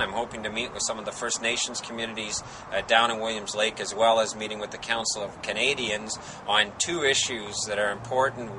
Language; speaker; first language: English; native; English